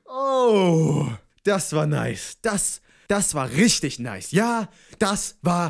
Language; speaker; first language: German; native; German